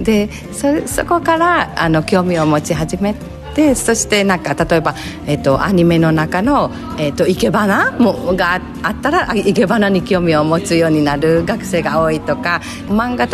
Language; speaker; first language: Japanese; non-native, fluent; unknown